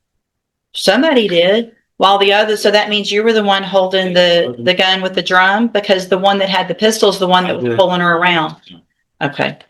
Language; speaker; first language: English; native; English